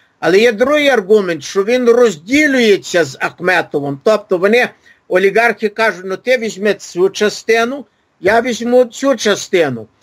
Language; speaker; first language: Ukrainian; early bilingual, heritage; Ukrainian